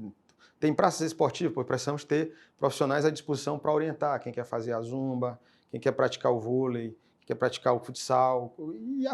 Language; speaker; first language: Portuguese; native; Portuguese